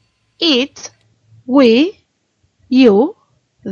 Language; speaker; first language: English; non-native, learner; Spanish